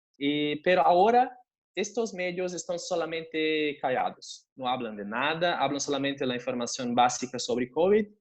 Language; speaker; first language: Spanish; non-native, fluent; Portuguese